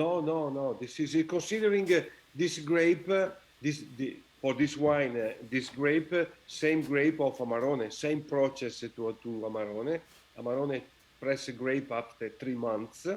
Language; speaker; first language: English; non-native, learner; Italian